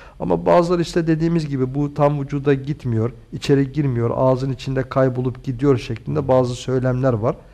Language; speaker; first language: Turkish; native; Turkish